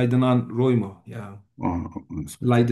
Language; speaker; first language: German; non-native, fluent; Turkish